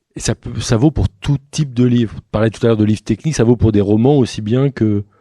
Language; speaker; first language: French; native; French